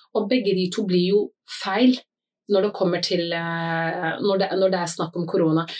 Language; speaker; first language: Norwegian; early bilingual, other home language; Somali